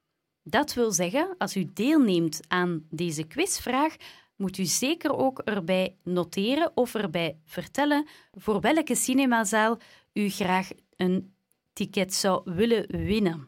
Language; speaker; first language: Dutch; native; Dutch